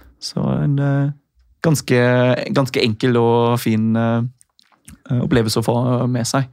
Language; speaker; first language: Norwegian; non-native, fluent; English